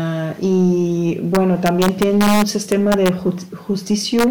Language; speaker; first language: Spanish; non-native, learner; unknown